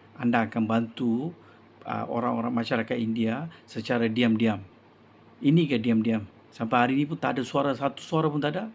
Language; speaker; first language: Malay; non-native, local second language; Tamil